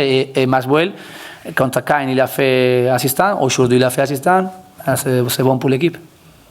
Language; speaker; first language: French; non-native, learner; Spanish